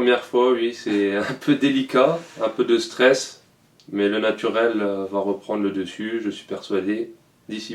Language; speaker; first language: French; native; French